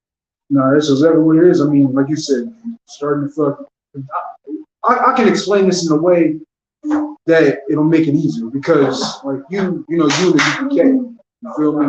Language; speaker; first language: English; native; English